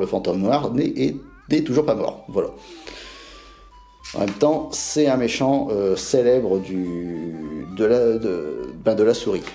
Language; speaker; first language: French; native; French